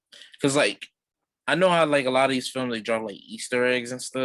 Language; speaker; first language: English; native; English